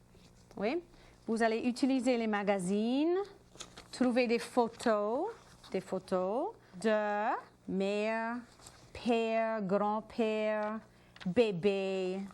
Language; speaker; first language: French; non-native, fluent; English